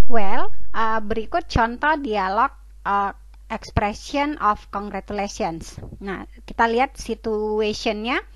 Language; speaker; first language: English; non-native, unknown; Indonesian